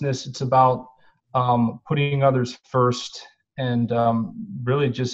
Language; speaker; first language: English; native; English